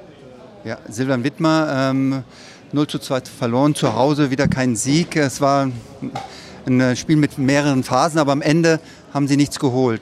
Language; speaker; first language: German; native; German